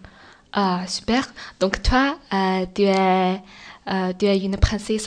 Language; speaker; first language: French; non-native, learner; Chinese